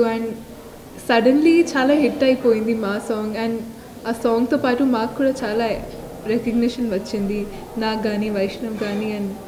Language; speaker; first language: Telugu; non-native, local second language; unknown